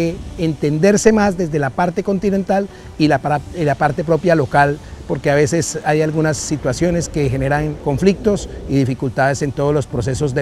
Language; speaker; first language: Spanish; native; Spanish